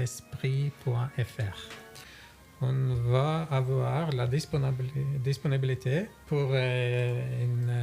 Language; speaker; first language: French; non-native, fluent; Norwegian